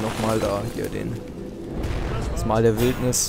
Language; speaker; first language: German; native; German